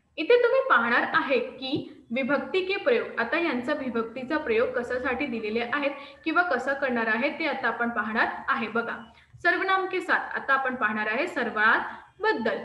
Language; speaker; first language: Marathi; non-native, local second language; Hindi